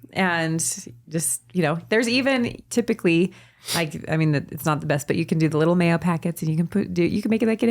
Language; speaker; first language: English; native; English